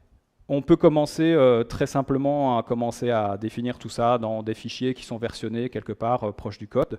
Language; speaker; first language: French; native; French